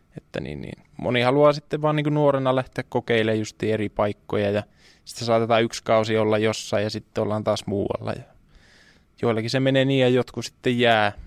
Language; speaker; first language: Finnish; native; Finnish